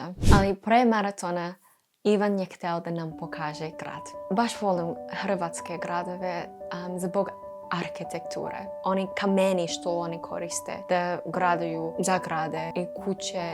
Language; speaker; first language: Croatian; non-native, learner; English